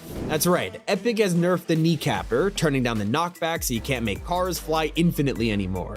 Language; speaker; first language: English; native; English